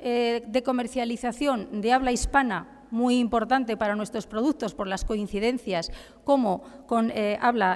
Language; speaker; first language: Spanish; native; Spanish